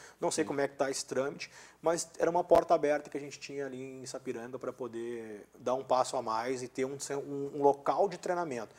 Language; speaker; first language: Portuguese; native; Portuguese